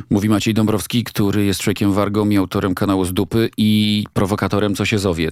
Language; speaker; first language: Polish; native; Polish